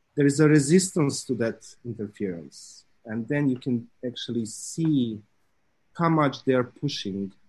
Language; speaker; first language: English; non-native, fluent; Serbian